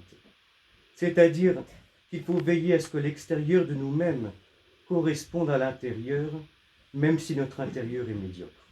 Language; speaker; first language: French; native; French